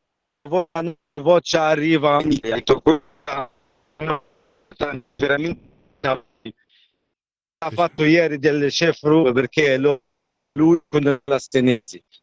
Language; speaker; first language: Italian; non-native, learner; Arabic